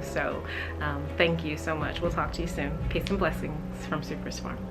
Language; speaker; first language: English; native; English